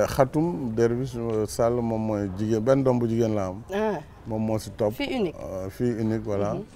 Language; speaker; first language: Wolof; non-native, local second language; Fula